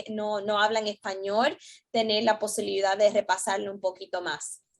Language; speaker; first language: Spanish; early bilingual, heritage; Spanish